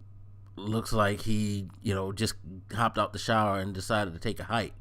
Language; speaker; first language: English; native; English